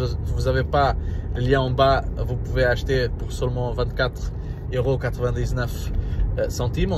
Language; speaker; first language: French; non-native, learner; Portuguese